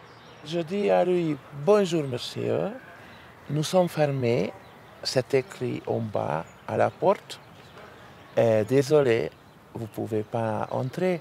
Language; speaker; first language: French; non-native, learner; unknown